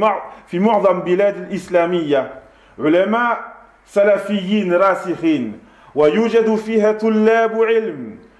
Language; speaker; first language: Arabic; non-native, fluent; French